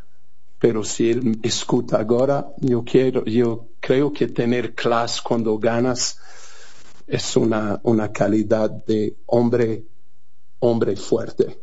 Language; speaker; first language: Spanish; non-native, fluent; Portuguese